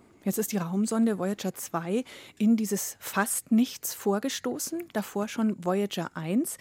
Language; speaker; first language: German; native; German